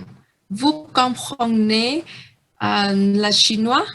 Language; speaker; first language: French; non-native, learner; Vietnamese